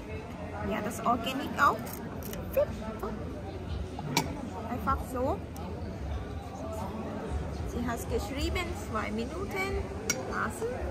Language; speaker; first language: German; non-native, learner; Thai